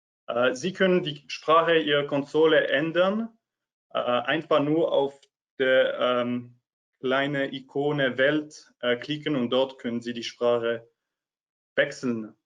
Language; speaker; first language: German; non-native, fluent; French